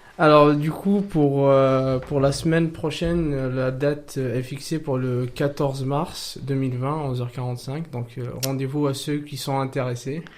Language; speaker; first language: French; non-native, local second language; Kabyle